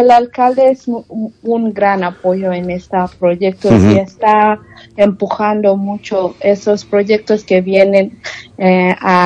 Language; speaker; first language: Spanish; non-native, fluent; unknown